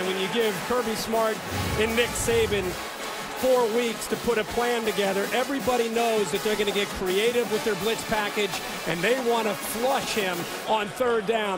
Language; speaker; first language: English; native; English